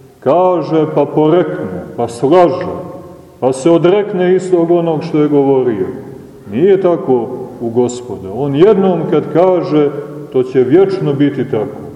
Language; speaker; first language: Serbian; native; Serbian